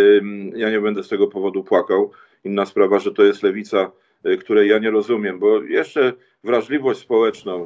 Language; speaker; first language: Polish; native; Polish